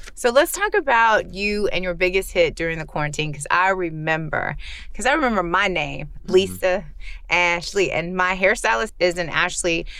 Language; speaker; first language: English; native; English